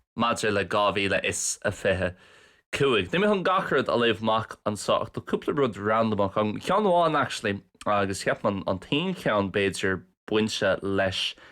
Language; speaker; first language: Irish; non-native, local second language; English